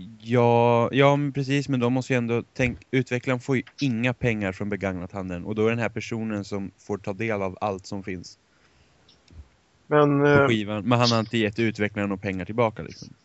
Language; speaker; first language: Swedish; native; Swedish